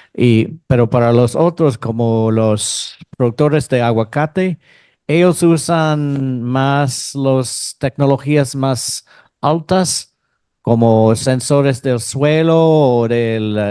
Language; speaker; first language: Spanish; non-native, fluent; English